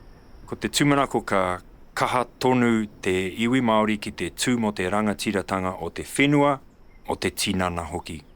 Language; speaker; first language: Māori; non-native, local second language; English